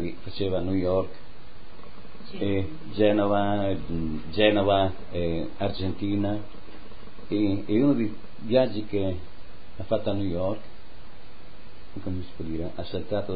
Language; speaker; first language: Italian; native; Italian